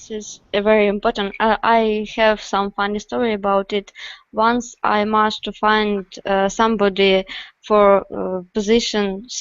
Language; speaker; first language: English; non-native, learner; Russian